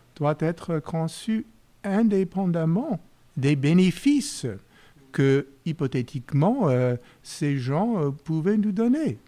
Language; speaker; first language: French; non-native, fluent; English